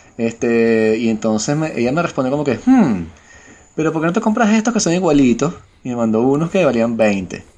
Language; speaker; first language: Spanish; native; Spanish